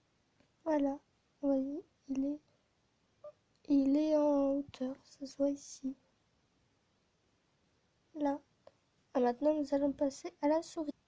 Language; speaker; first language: French; native; French